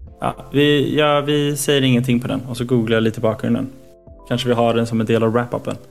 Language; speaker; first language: Swedish; native; Swedish